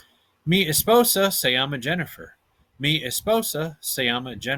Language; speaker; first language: Spanish; non-native, fluent; English